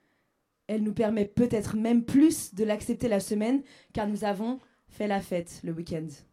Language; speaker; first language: French; native; French